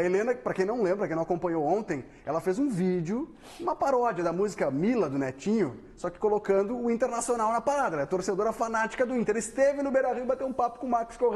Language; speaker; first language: Portuguese; native; Portuguese